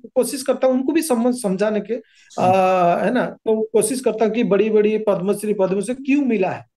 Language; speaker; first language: Hindi; non-native, local second language; Odia